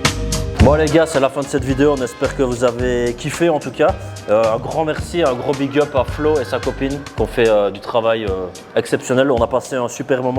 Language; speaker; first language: French; native; French